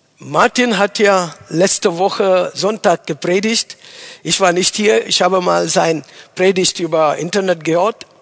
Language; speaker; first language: German; non-native, fluent; Tamil